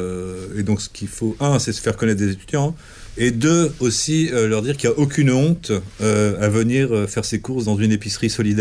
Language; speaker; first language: French; native; French